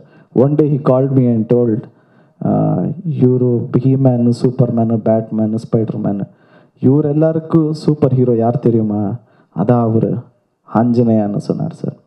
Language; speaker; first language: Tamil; non-native, learner; Kannada